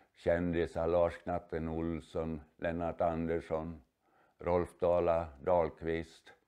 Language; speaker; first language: Swedish; native; Swedish